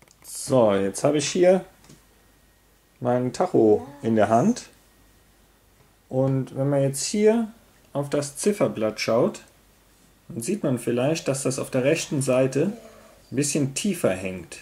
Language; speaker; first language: German; native; German